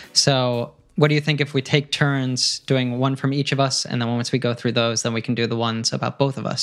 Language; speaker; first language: English; native; English